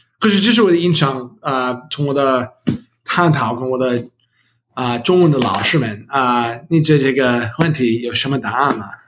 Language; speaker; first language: Chinese; non-native, learner; English